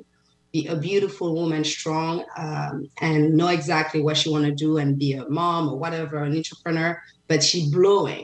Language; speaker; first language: English; non-native, fluent; French